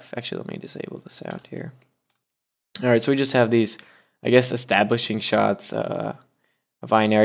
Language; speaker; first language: English; native; English